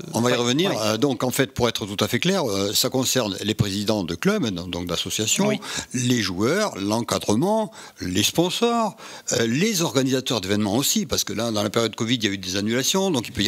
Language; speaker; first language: French; native; French